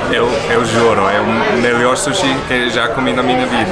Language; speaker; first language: Portuguese; non-native, fluent; English